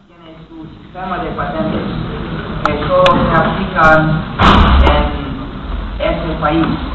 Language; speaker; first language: Spanish; non-native, fluent; English